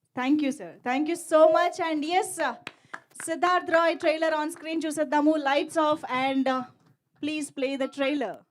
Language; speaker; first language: Telugu; native; Telugu